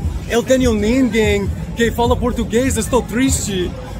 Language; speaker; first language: Portuguese; non-native, learner; English